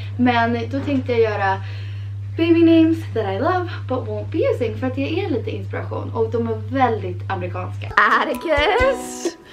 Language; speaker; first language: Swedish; early bilingual, heritage; Swedish